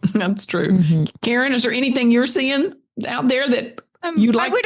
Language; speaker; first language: English; native; English